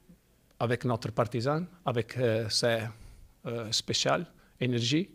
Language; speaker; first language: French; non-native, fluent; Italian